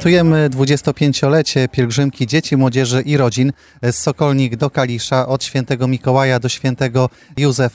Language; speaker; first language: Polish; native; Polish